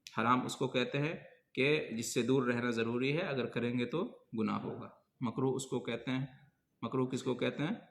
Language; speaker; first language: Urdu; native; Urdu